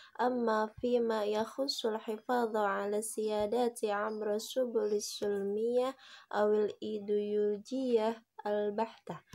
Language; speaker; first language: Arabic; non-native, learner; Indonesian